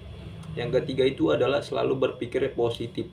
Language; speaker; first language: Indonesian; native; Indonesian